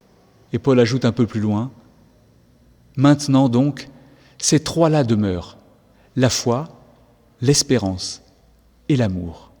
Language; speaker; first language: French; native; French